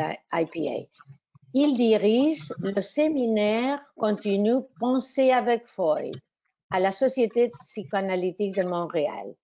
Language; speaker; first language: French; non-native, fluent; Spanish